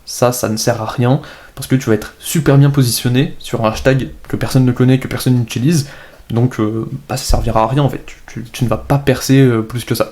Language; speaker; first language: French; native; French